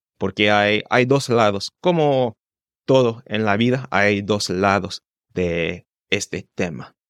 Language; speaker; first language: Spanish; non-native, fluent; English